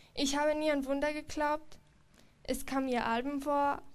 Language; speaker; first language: German; non-native, fluent; Romanian